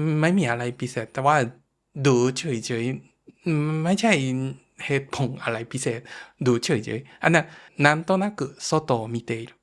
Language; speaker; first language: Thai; non-native, fluent; Japanese